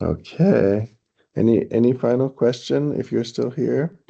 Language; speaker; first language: English; non-native, fluent; Thai